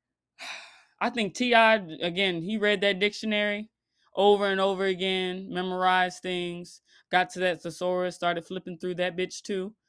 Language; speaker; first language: English; native; English